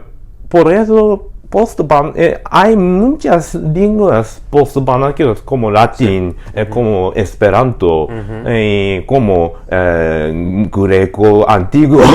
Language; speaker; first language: Spanish; non-native, learner; Japanese